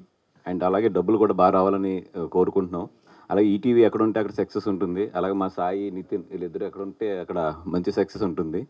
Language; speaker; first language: Telugu; native; Telugu